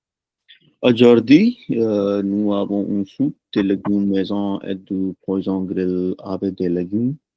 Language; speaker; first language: French; non-native, learner; Punjabi